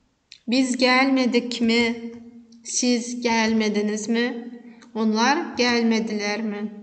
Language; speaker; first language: Turkish; non-native, fluent; Kazakh